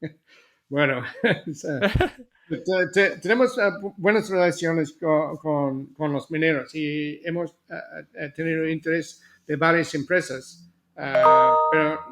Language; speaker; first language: Spanish; non-native, fluent; English